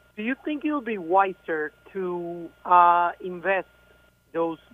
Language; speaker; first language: English; non-native, fluent; Spanish